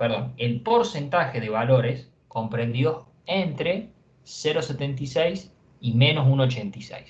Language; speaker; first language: Spanish; native; Spanish